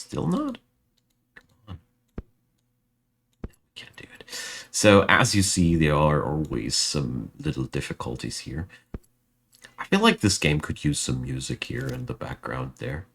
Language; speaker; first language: English; non-native, fluent; German